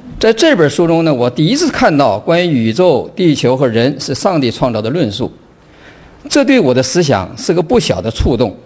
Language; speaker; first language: Chinese; native; Chinese